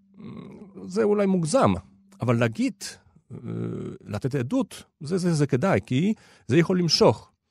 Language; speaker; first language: Hebrew; non-native, fluent; Polish